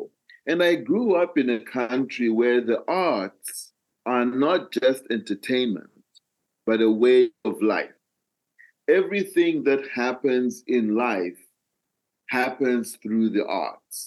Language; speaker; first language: English; non-native, local second language; Nyanja